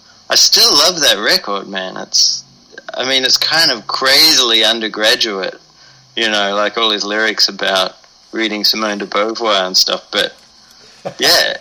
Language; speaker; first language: English; native; English